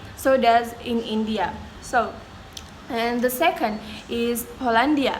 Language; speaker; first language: English; non-native, learner; Indonesian